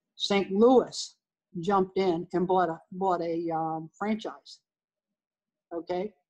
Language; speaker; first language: English; native; English